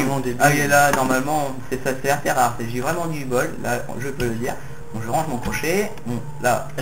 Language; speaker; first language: French; native; French